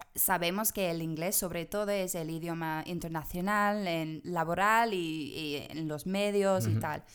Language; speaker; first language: Spanish; non-native, fluent; English